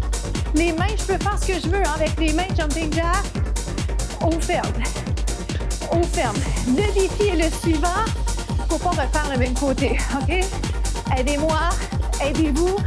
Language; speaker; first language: French; native; French